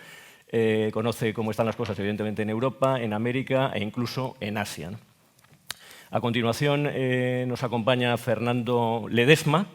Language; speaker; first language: Spanish; native; Spanish